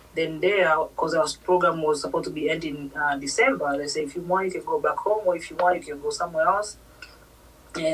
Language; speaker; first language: English; non-native, local second language; Swahili